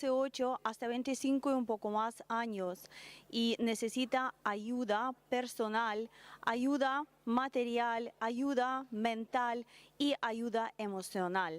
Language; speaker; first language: Spanish; non-native, learner; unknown